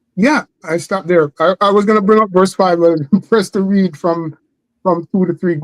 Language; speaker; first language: English; native; English